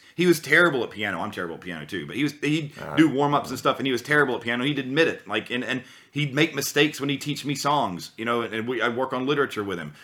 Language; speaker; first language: English; native; English